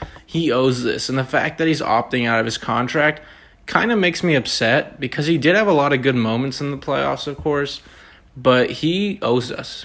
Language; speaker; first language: English; native; English